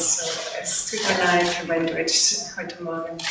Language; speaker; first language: German; non-native, learner; English